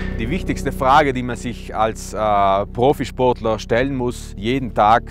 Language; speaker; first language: German; native; German